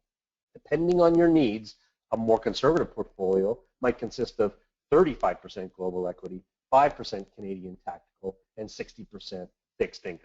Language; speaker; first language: English; native; English